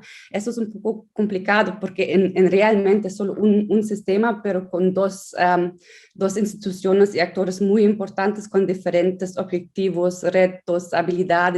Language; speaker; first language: Spanish; non-native, fluent; German